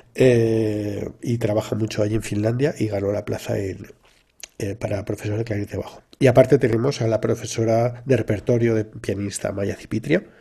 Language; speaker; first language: Spanish; native; Spanish